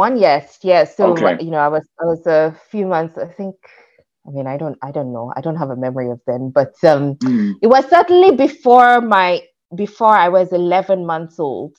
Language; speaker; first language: English; non-native, local second language; Yoruba